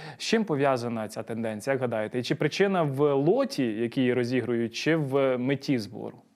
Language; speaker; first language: Ukrainian; native; Ukrainian